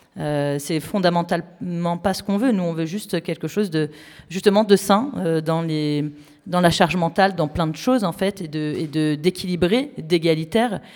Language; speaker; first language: French; native; French